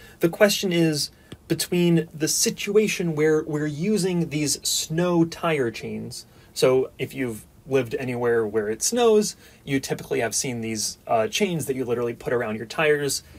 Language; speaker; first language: English; native; English